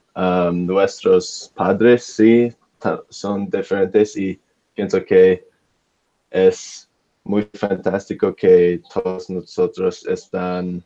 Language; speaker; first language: Spanish; non-native, learner; English